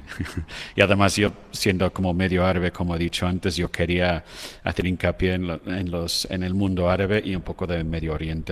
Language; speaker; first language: Spanish; non-native, fluent; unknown